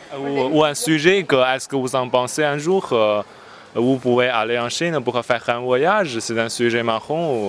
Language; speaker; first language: French; non-native, learner; Chinese